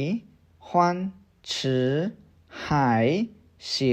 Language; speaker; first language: Chinese; non-native, fluent; Khmer